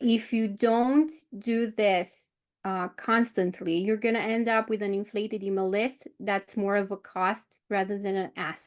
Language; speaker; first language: English; non-native, fluent; Romanian